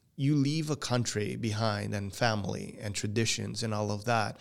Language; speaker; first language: English; non-native, fluent; Portuguese